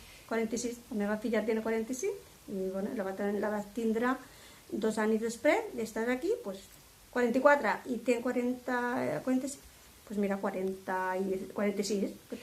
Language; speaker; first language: Catalan; non-native, local second language; Spanish